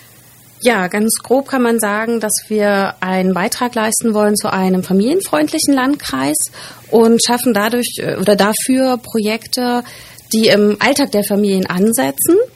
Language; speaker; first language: German; native; German